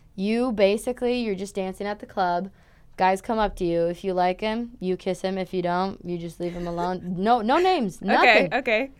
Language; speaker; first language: English; non-native, fluent; Portuguese